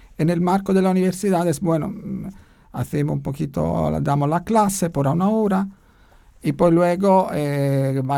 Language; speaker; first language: Spanish; non-native, learner; Italian